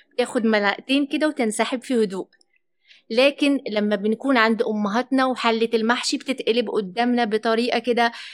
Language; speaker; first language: Arabic; early bilingual, heritage; Arabic